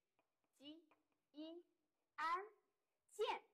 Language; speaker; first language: Chinese; non-native, learner; Garo